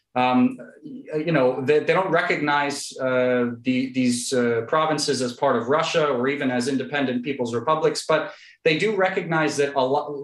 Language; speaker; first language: English; native; English